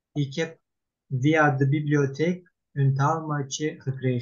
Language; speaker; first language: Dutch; non-native, learner; Turkish